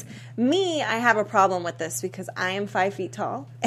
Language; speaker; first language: English; native; English